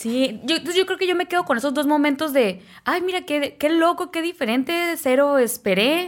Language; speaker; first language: Spanish; native; Spanish